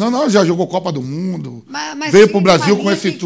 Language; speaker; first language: Portuguese; native; Portuguese